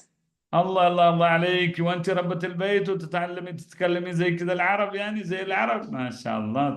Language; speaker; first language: Arabic; non-native, fluent; Malayalam